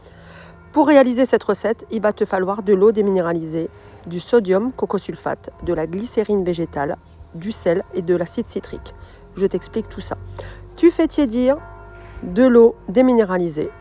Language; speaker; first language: French; native; French